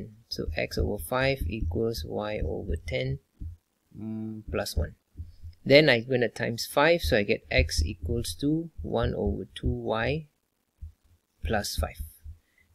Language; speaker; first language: English; non-native, local second language; Malay